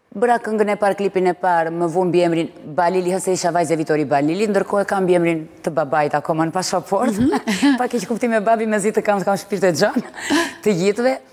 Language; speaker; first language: Albanian; early bilingual, heritage; Albanian